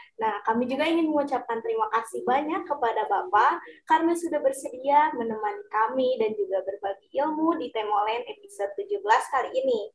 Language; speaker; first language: Indonesian; native; Indonesian